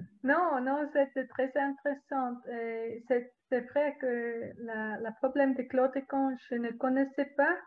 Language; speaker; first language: French; non-native, learner; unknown